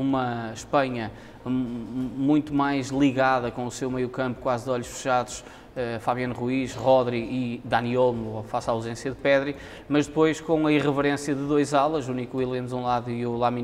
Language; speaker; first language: Portuguese; native; Portuguese